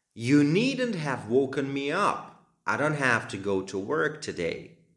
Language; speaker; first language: English; non-native, fluent; Slovak